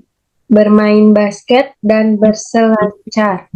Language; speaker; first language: Indonesian; non-native, learner; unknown